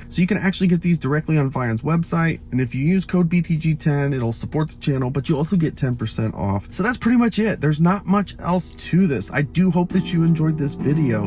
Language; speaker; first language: English; native; English